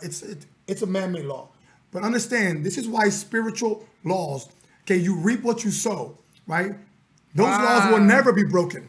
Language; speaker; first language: English; early bilingual, other home language; Spanish